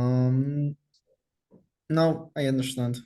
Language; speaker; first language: English; non-native, learner; Spanish